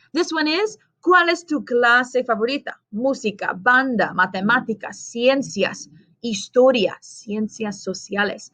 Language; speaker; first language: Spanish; non-native, fluent; English